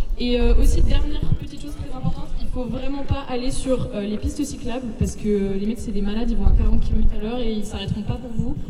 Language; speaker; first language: French; native; French